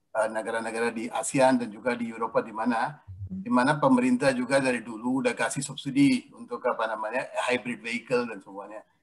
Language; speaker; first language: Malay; non-native, fluent; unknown